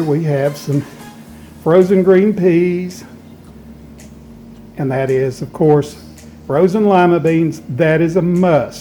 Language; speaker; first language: English; native; English